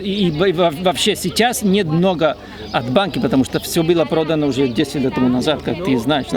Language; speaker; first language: Russian; non-native, fluent; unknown